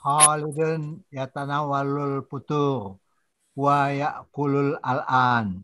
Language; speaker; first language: Arabic; non-native, learner; Indonesian